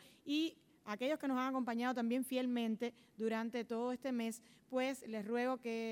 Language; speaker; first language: Spanish; native; Spanish